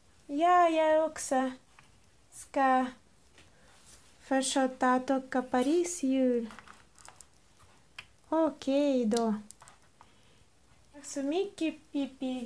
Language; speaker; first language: Swedish; non-native, learner; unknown